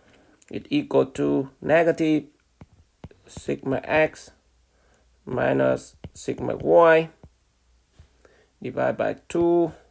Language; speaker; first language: English; non-native, fluent; Vietnamese